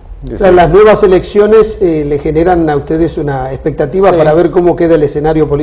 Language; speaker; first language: Spanish; native; Spanish